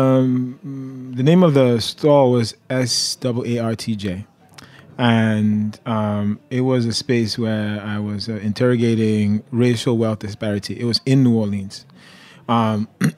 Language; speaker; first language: English; non-native, local second language; Yoruba